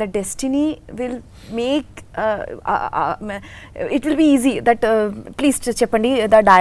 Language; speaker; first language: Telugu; non-native, learner; Bangla